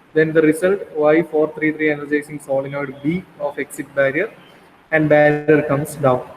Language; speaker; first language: English; non-native, local second language; Malayalam